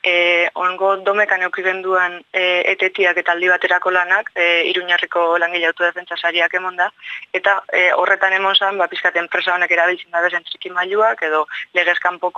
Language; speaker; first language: Basque; native; Basque